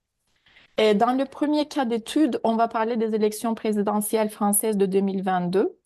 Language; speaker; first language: French; native; French